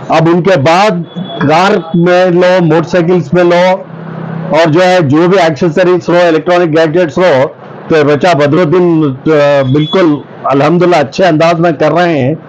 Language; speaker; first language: Urdu; native; Urdu